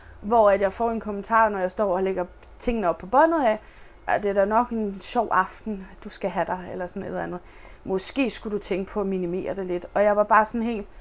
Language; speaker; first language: Danish; native; Danish